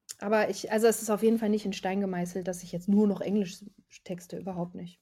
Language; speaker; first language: German; native; German